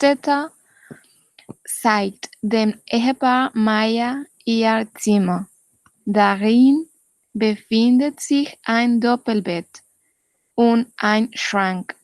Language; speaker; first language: German; non-native, learner; Spanish